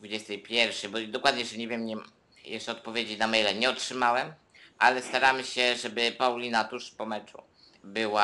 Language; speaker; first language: Polish; native; Polish